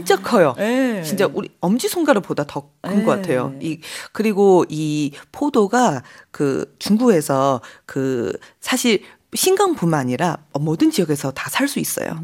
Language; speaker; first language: Korean; non-native, fluent; Chinese